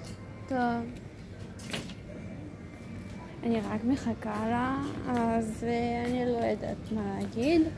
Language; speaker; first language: Hebrew; early bilingual, other home language; Russian